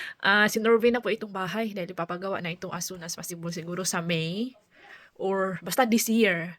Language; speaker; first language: Filipino; non-native, local second language; Cebuano